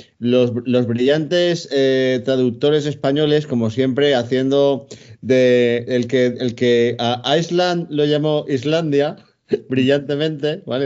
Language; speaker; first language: Spanish; native; Spanish